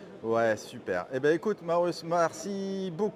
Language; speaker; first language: French; native; French